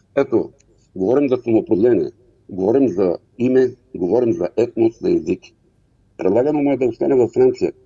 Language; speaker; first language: Bulgarian; non-native, local second language; Turkish